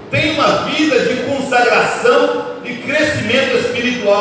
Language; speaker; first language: Portuguese; native; Portuguese